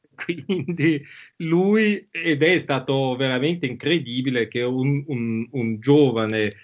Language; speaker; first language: Italian; native; Italian